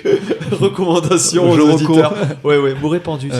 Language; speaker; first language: French; native; French